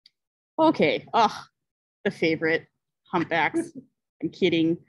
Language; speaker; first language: English; native; English